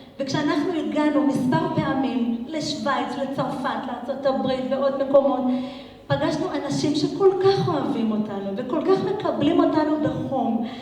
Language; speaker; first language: Hebrew; native; Hebrew